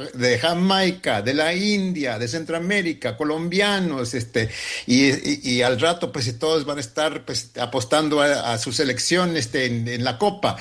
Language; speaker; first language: Spanish; early bilingual, heritage; Spanish